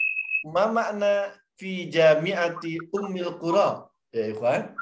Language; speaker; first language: Arabic; non-native, fluent; Indonesian